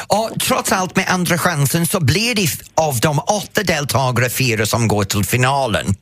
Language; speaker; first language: Swedish; non-native, fluent; English